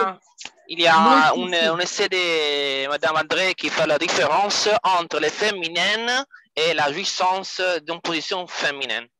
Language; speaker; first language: French; non-native, fluent; Italian